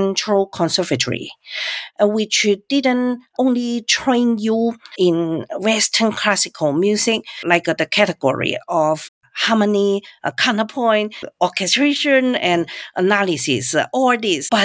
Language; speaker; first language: English; non-native, fluent; Cantonese